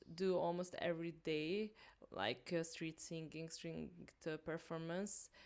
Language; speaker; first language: English; non-native, learner; Hungarian